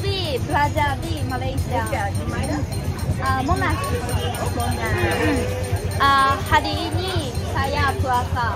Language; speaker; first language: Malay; non-native, learner; Japanese